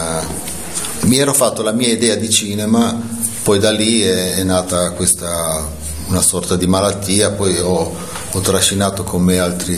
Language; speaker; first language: Italian; native; Italian